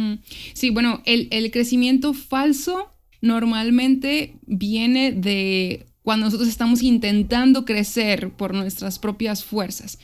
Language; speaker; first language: Spanish; native; Spanish